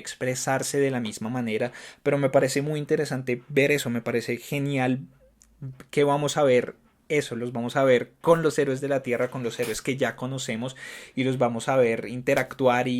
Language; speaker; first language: Spanish; native; Spanish